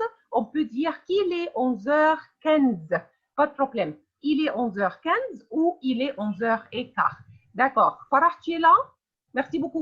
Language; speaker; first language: French; non-native, fluent; Arabic